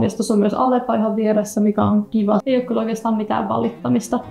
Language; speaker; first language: Finnish; native; Finnish